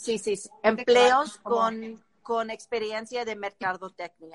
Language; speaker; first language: Spanish; non-native, learner; English